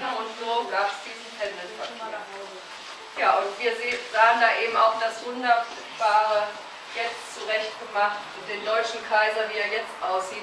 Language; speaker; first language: German; native; German